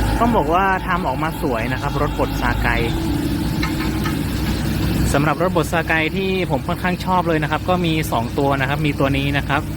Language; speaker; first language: Thai; native; Thai